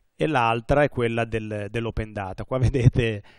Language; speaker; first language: Italian; native; Italian